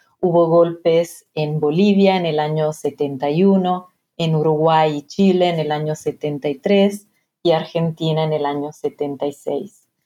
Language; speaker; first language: Spanish; non-native, fluent; Italian